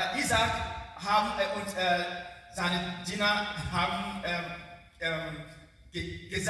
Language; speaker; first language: German; non-native, learner; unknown